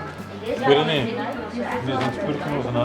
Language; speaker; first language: Dutch; native; Dutch